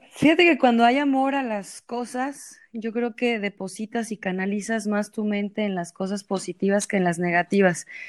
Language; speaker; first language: Spanish; native; Spanish